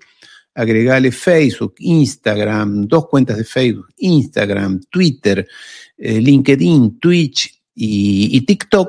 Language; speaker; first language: Spanish; native; Spanish